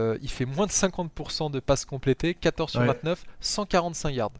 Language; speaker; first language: French; native; French